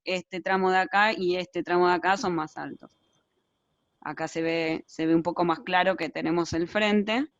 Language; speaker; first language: Spanish; native; Spanish